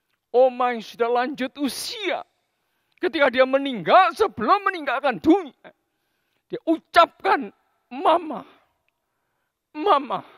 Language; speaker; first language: Indonesian; native; Indonesian